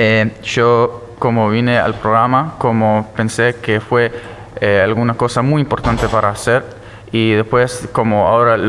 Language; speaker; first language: Spanish; early bilingual, heritage; Spanish